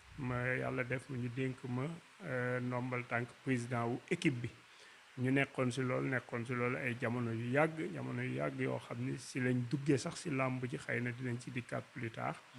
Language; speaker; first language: Wolof; native; Wolof